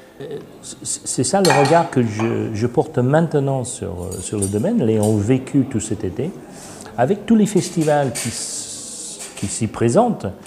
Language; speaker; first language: French; non-native, fluent; English